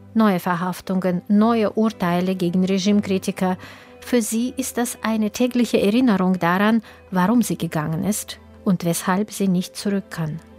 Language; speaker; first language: German; native; German